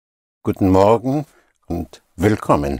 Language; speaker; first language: German; non-native, fluent; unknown